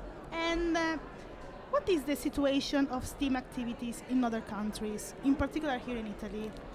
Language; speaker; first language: English; non-native, learner; Italian